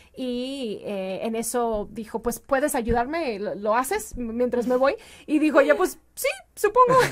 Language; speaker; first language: Spanish; non-native, fluent; English